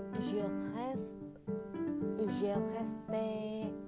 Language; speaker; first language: French; non-native, learner; Indonesian